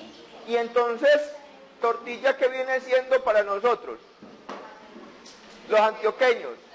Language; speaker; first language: Spanish; native; Spanish